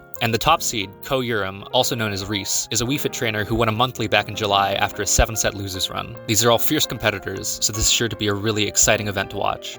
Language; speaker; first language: English; native; English